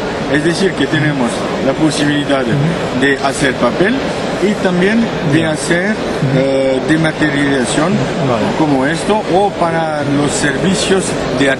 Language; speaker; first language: Spanish; non-native, learner; French